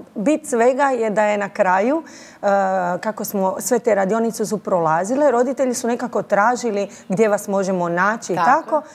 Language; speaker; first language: Croatian; native; Croatian